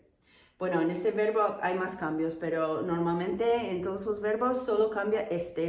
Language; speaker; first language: Spanish; non-native, fluent; English